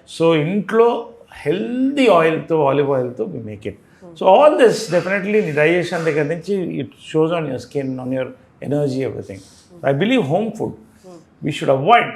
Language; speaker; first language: Telugu; native; Telugu